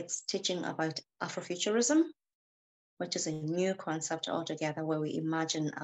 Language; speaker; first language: English; native; English